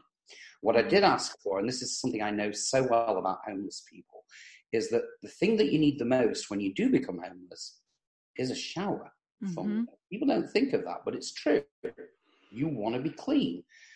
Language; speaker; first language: English; native; English